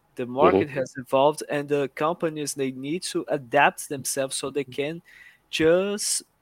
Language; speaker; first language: English; non-native, fluent; Portuguese